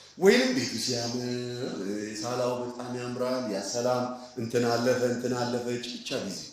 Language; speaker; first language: Amharic; early bilingual, heritage; Amharic